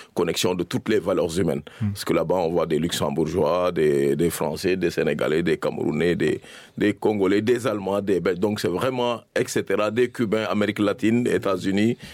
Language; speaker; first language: French; non-native, local second language; Serer